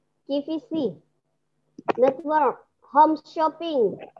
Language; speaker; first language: English; non-native, learner; Indonesian